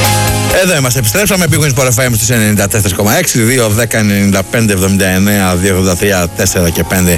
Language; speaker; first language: Greek; native; Greek